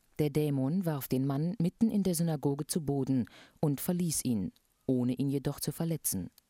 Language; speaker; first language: German; native; German